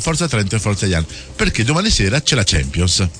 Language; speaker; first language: Italian; native; Italian